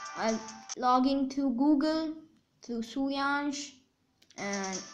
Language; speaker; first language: English; non-native, local second language; Hindi